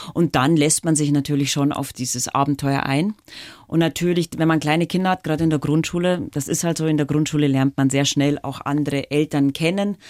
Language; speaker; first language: German; native; German